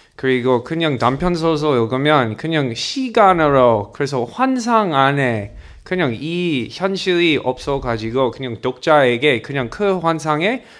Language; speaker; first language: Korean; non-native, learner; English